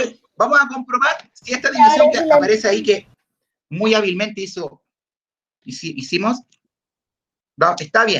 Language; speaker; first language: Spanish; native; Spanish